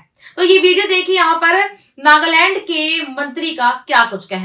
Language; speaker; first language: Hindi; native; Hindi